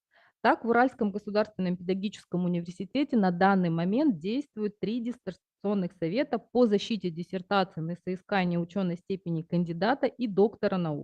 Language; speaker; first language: Russian; native; Russian